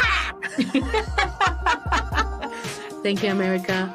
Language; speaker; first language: English; non-native, learner; Japanese